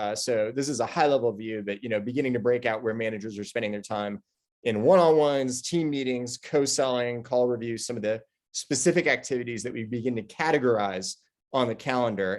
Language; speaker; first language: English; native; English